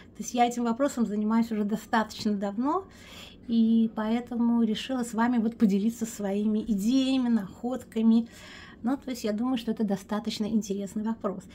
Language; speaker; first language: Russian; native; Russian